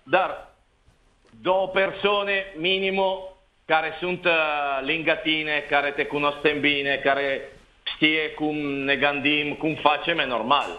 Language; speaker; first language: Romanian; non-native, learner; Italian